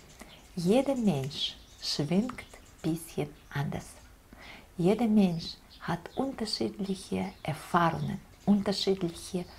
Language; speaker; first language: German; non-native, fluent; Russian